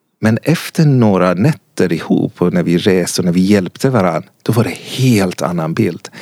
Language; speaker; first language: Swedish; non-native, fluent; Persian